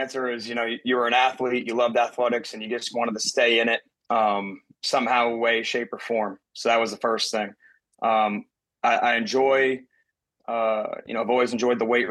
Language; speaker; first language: English; native; English